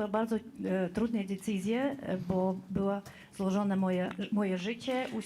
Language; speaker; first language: Polish; non-native, fluent; Tajik